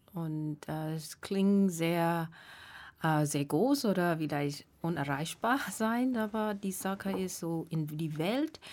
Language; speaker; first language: German; non-native, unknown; Burmese